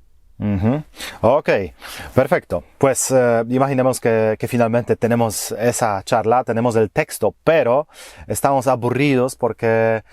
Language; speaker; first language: Spanish; non-native, fluent; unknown